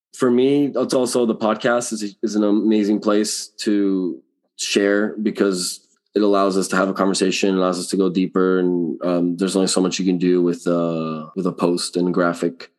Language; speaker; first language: English; early bilingual, other home language; Spanish